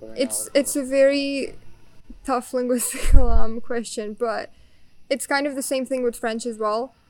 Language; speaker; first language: English; non-native, fluent; Bosnian